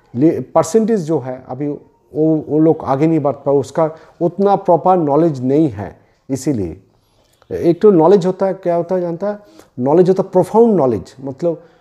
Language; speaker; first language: Hindi; non-native, local second language; Bangla